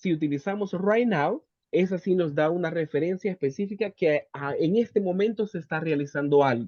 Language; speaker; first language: Spanish; native; Spanish